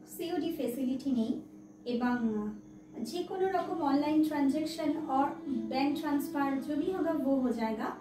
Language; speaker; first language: Hindi; non-native, local second language; Bangla